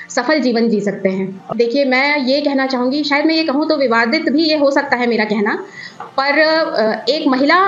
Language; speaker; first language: Hindi; native; Hindi